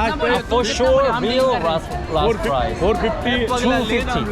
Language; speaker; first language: English; non-native, learner; Korean